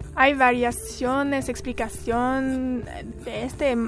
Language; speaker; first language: Spanish; non-native, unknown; French